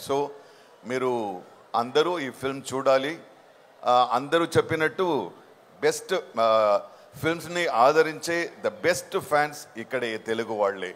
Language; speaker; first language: Telugu; non-native, local second language; Tamil